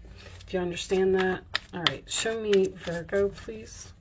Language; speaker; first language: English; native; English